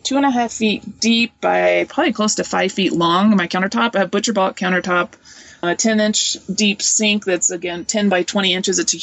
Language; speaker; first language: English; native; English